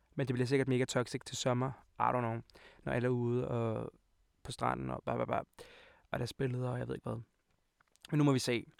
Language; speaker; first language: Danish; native; Danish